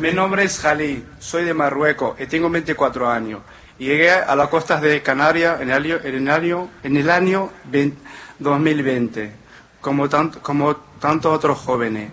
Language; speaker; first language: Spanish; non-native, fluent; Arabic